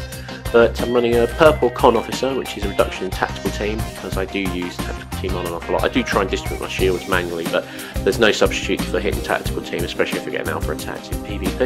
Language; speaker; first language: English; native; English